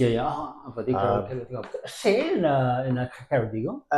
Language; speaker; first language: Welsh; non-native, learner; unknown